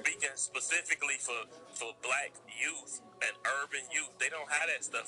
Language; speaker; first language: English; native; English